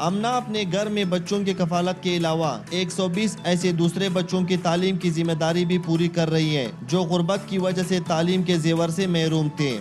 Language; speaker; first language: Urdu; native; Urdu